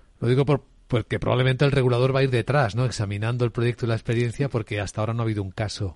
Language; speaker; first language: Spanish; native; Spanish